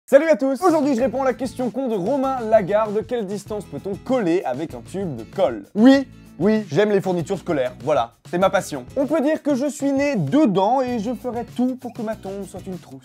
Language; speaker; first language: French; native; French